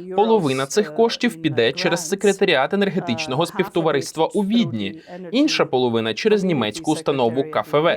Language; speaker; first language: Ukrainian; native; Ukrainian